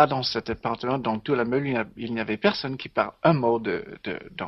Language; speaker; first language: French; non-native, learner; English